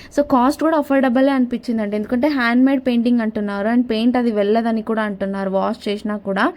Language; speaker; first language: Telugu; non-native, local second language; Kannada